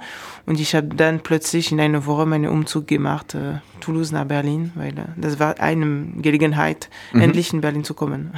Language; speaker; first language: German; non-native, fluent; French